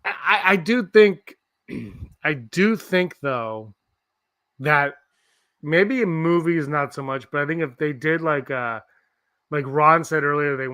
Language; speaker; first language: English; native; English